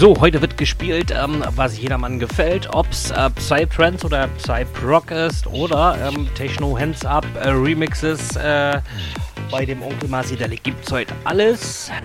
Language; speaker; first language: German; native; German